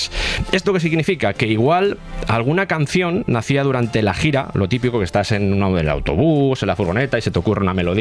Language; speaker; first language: Spanish; native; Spanish